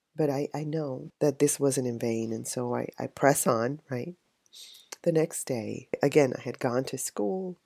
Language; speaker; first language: English; native; English